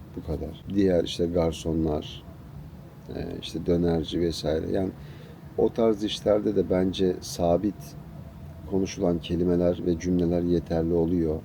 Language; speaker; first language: Turkish; native; Turkish